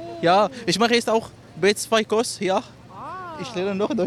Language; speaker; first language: German; non-native, learner; Arabic